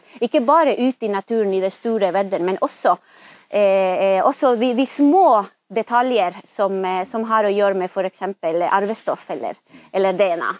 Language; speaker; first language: Norwegian; non-native, fluent; Spanish